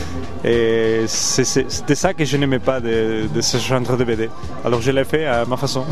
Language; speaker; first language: French; non-native, fluent; Spanish